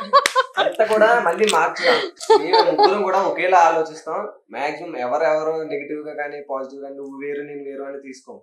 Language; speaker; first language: Telugu; native; Telugu